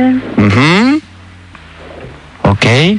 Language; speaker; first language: English; non-native, learner; French